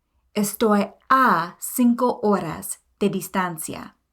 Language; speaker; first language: Spanish; non-native, fluent; English